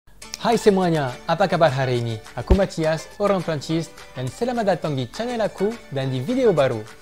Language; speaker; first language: Indonesian; non-native, fluent; French